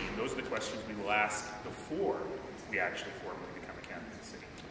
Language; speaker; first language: English; native; English